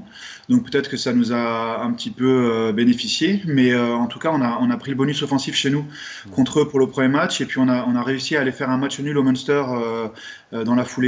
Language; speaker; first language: French; native; French